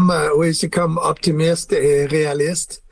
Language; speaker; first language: French; non-native, learner; English